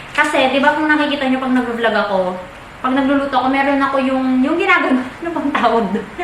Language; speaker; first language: Filipino; non-native, local second language; Iloko